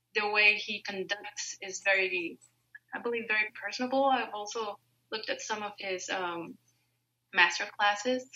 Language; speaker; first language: English; non-native, fluent; Spanish